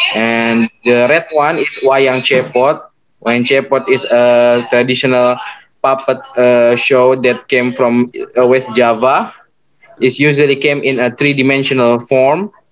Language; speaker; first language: English; non-native, learner; Indonesian